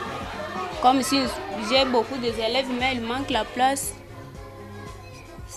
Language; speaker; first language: French; non-native, local second language; Swahili